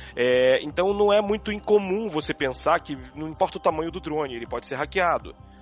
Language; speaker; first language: Portuguese; native; Portuguese